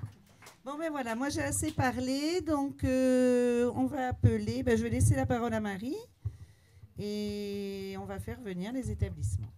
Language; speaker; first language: French; native; French